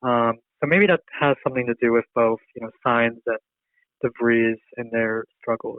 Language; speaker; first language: English; native; English